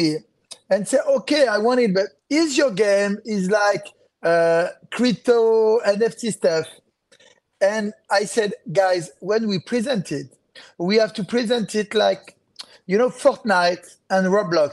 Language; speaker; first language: English; non-native, fluent; French